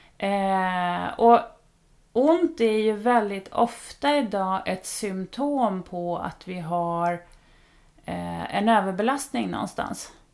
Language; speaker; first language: Swedish; native; Swedish